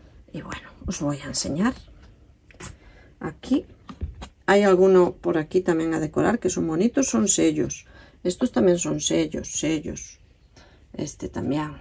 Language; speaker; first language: Spanish; native; Spanish